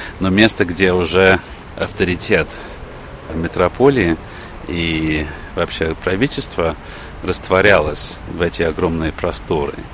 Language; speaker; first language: Russian; early bilingual, heritage; English